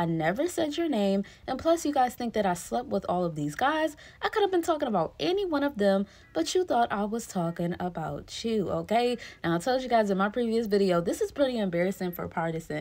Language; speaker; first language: English; native; English